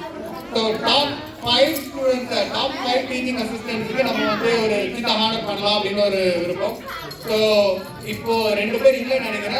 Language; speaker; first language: Tamil; native; Tamil